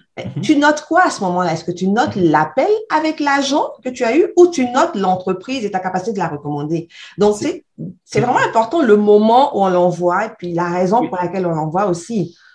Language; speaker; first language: French; native; French